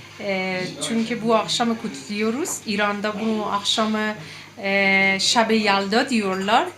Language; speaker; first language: Turkish; non-native, learner; Persian